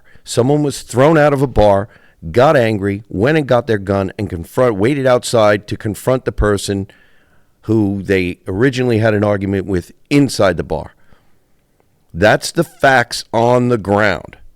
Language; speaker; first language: English; native; English